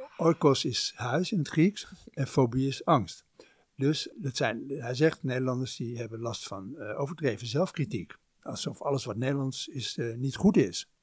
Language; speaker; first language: Dutch; native; Dutch